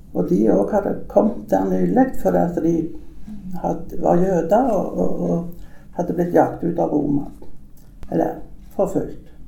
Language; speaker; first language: Norwegian; native; Norwegian